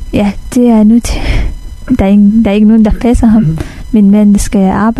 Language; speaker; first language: Danish; non-native, fluent; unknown